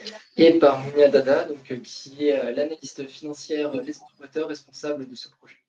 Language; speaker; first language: French; native; French